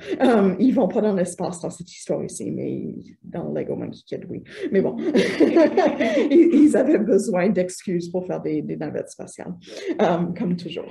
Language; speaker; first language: French; native; French